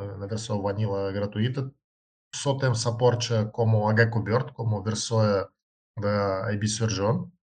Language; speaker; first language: Portuguese; non-native, learner; Russian